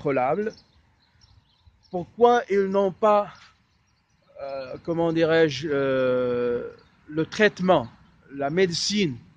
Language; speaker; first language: French; non-native, fluent; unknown